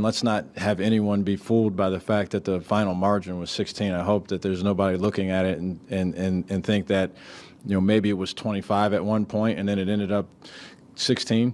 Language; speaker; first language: English; native; English